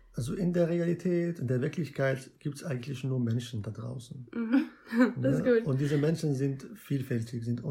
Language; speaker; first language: German; non-native, fluent; Arabic